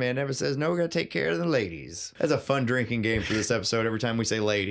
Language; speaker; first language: English; native; English